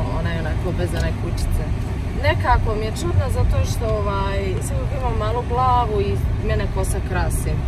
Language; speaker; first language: Serbian; early bilingual, heritage; Croatian